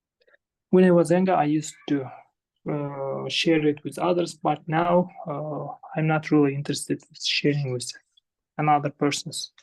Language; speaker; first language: English; non-native, fluent; Kazakh